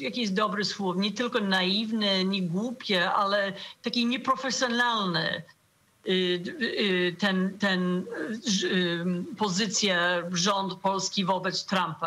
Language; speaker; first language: Polish; non-native, fluent; English